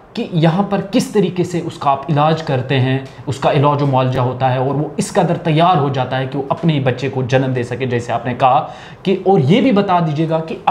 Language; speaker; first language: Hindi; non-native, local second language; Kashmiri